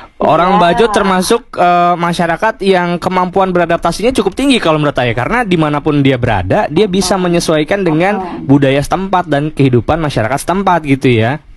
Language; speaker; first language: Indonesian; native; Indonesian